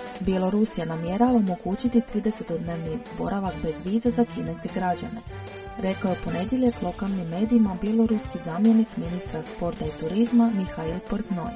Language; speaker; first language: Croatian; native; Croatian